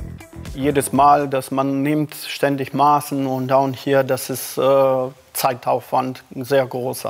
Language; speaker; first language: German; non-native, learner; Serbian